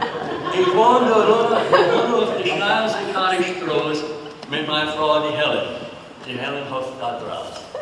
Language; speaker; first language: German; early bilingual, heritage; English